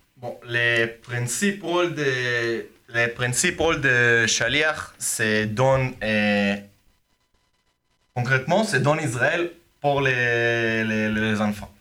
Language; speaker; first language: French; non-native, learner; Hebrew